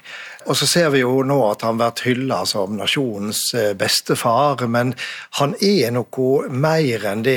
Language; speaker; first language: Norwegian; native; Norwegian